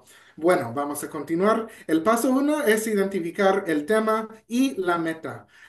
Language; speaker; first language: Spanish; non-native, fluent; English